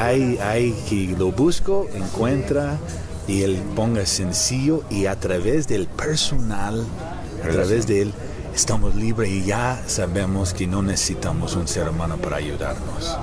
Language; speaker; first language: Spanish; non-native, learner; English